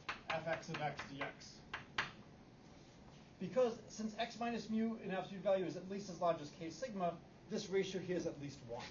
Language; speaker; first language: English; native; English